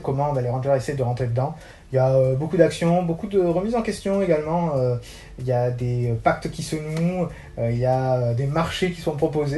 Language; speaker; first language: French; native; French